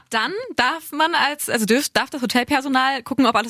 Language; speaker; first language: German; native; German